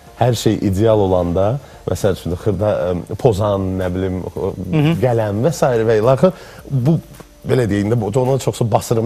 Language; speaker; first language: Azerbaijani; non-native, local second language; Russian